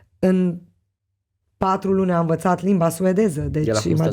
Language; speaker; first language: Romanian; non-native, local second language; Hungarian